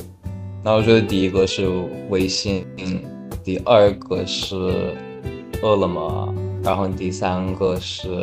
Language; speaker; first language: Chinese; non-native, fluent; English